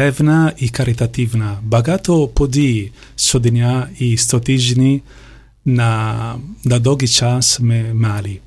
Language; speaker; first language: Polish; non-native, learner; Italian